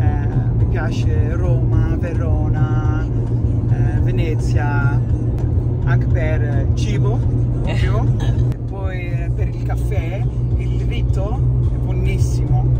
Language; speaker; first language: Italian; non-native, fluent; Dutch